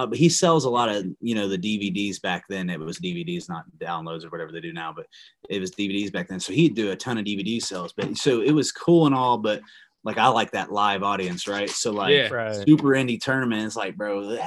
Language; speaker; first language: English; native; English